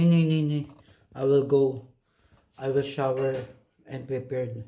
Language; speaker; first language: English; non-native, learner; Filipino